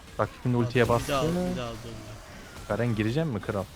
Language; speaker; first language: Turkish; native; Turkish